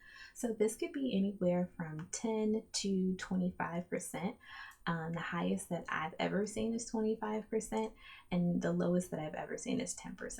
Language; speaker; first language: English; native; English